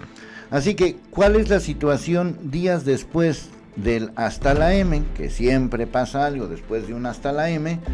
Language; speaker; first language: Spanish; native; Spanish